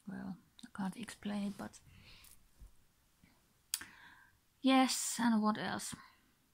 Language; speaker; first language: English; non-native, learner; Finnish